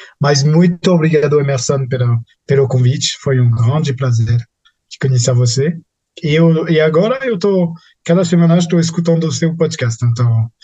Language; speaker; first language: Portuguese; non-native, fluent; French